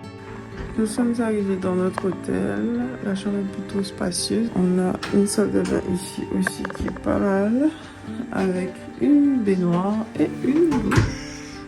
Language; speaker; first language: French; native; French